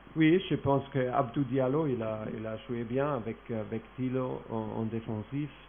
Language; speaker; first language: French; non-native, fluent; German